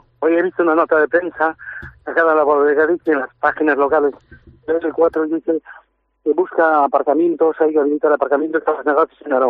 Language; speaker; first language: Spanish; native; Spanish